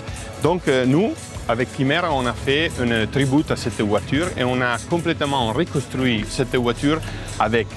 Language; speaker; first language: French; non-native, learner; Italian